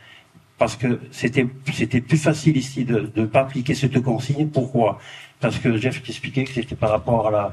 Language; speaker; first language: French; native; French